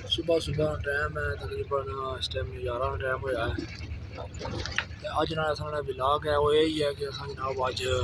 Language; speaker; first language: Urdu; non-native, local second language; Pahari-Potwari